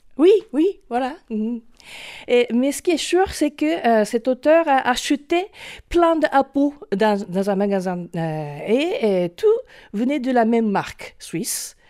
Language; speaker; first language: French; non-native, fluent; Japanese